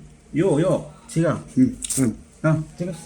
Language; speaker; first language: Chinese; non-native, learner; Telugu